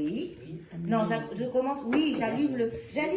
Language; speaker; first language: French; native; French